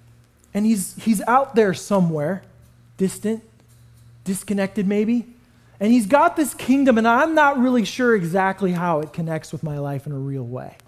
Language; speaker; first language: English; native; English